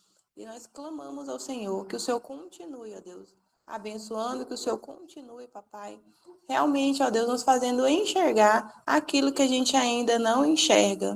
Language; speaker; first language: Portuguese; native; Portuguese